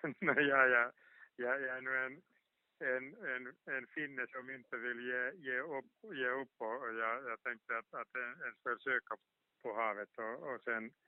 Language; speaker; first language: Swedish; non-native, local second language; Finnish